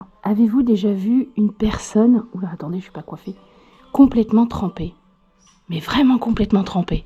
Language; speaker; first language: French; native; French